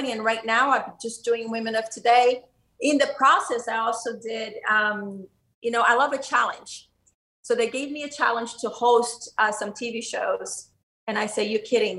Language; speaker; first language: English; non-native, fluent; Portuguese